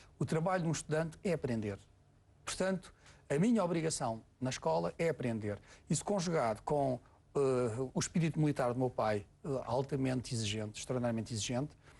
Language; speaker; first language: Portuguese; native; Portuguese